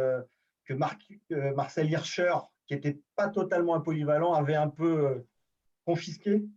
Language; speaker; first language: French; native; French